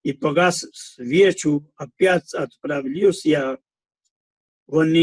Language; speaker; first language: Russian; non-native, fluent; Hindi